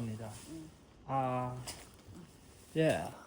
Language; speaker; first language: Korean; non-native, learner; English